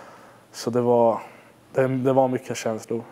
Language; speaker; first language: Swedish; non-native, fluent; Hungarian